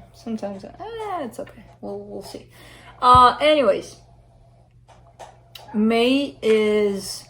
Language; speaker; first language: English; native; English